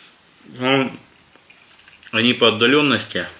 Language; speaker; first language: Russian; native; Russian